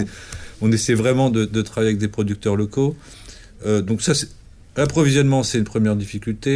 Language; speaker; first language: French; native; French